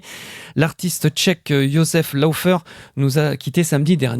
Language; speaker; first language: French; native; French